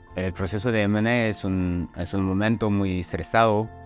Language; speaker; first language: Spanish; non-native, fluent; French